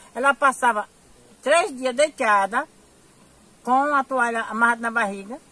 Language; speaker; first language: Portuguese; native; Portuguese